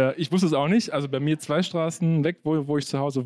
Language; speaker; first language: German; native; German